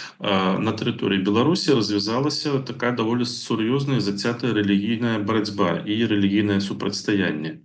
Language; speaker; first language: Belarusian; non-native, local second language; Russian